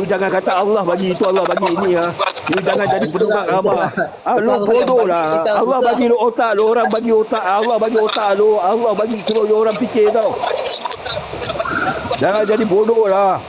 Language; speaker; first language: Malay; native; Malay